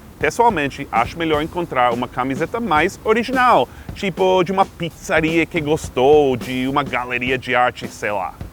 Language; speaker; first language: Portuguese; non-native, fluent; English